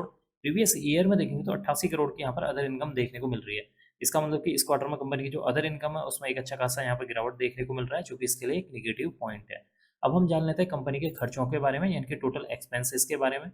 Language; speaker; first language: Hindi; native; Hindi